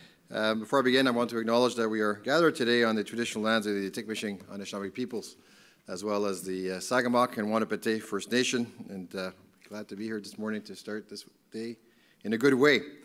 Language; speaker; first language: English; native; English